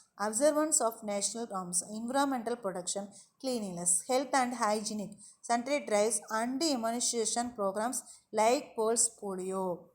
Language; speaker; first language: English; non-native, local second language; Tamil